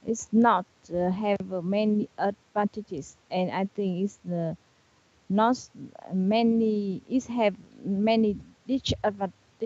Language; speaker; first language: English; non-native, learner; Vietnamese